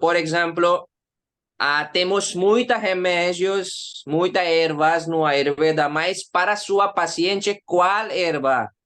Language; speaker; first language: Portuguese; non-native, learner; Hindi